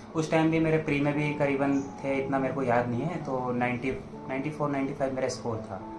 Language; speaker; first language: Hindi; native; Hindi